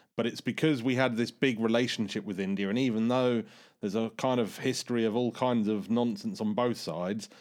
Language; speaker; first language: English; early bilingual, other home language; Hindi